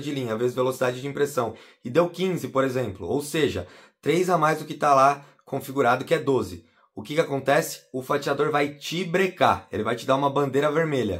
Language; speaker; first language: Portuguese; native; Portuguese